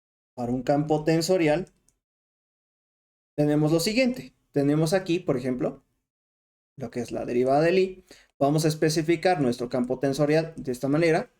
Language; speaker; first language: Spanish; native; Spanish